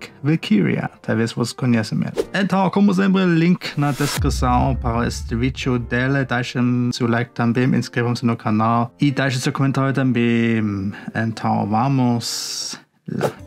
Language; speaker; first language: Portuguese; non-native, fluent; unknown